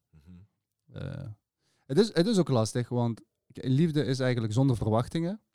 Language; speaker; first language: Dutch; early bilingual, other home language; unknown